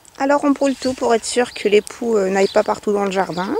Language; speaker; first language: French; native; French